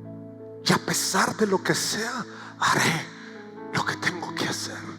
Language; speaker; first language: Spanish; native; Spanish